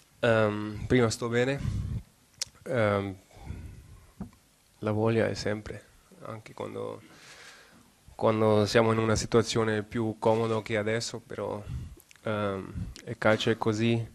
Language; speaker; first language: Italian; non-native, learner; German